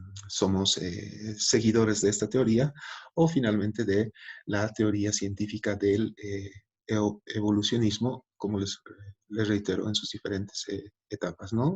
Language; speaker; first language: Spanish; native; Spanish